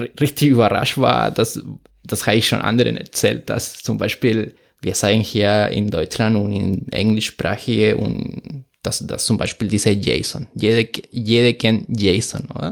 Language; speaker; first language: German; non-native, fluent; Spanish